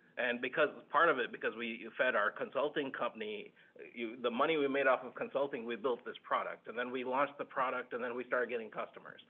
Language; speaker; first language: English; early bilingual, other home language; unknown